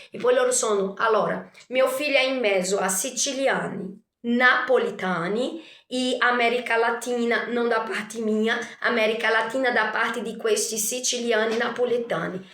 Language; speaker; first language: Italian; non-native, fluent; Portuguese